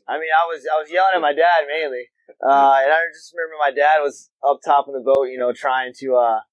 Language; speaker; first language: English; native; English